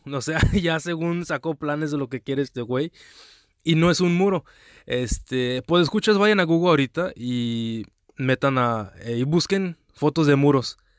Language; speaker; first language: Spanish; early bilingual, heritage; Spanish